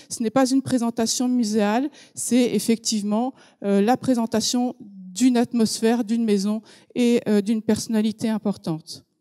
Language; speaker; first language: French; native; French